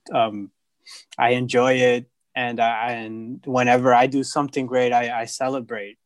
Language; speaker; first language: English; native; English